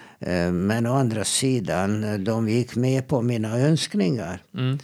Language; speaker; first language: Swedish; non-native, fluent; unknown